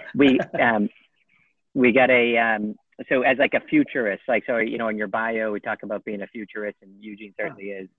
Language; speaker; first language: English; native; English